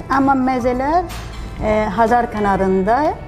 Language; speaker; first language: Turkish; non-native, learner; Persian